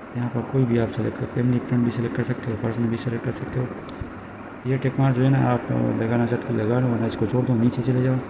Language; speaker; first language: Urdu; non-native, local second language; Punjabi